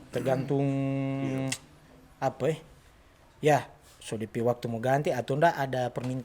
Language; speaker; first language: Indonesian; non-native, local second language; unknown